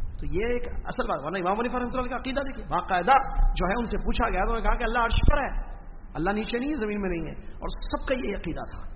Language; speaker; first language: Urdu; native; Urdu